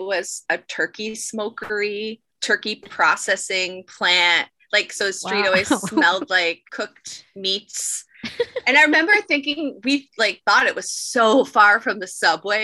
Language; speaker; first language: English; native; English